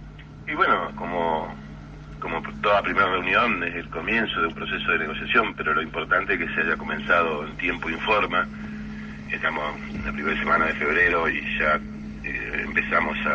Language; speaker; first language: Spanish; native; Spanish